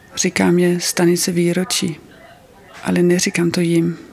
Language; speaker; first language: Czech; non-native, fluent; Danish